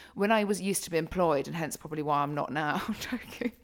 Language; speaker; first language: English; native; English